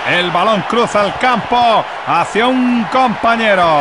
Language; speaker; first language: Spanish; native; Spanish